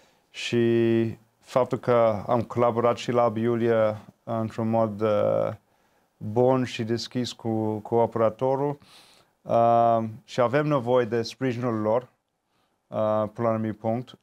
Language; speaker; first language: Romanian; non-native, fluent; English